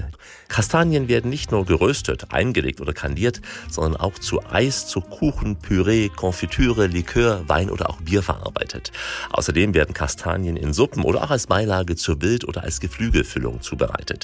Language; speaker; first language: German; native; German